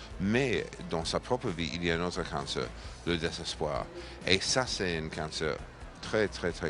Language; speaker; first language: French; non-native, fluent; English